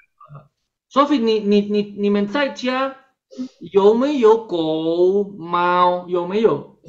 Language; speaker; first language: Chinese; non-native, fluent; Spanish